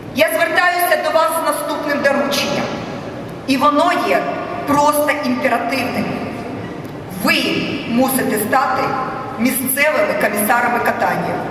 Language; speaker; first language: Ukrainian; non-native, local second language; Russian